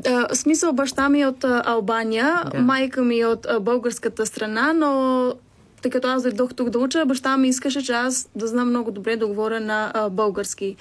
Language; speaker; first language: Bulgarian; early bilingual, heritage; Albanian